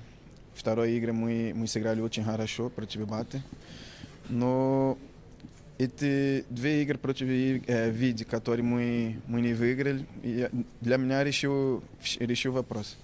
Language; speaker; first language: Russian; non-native, fluent; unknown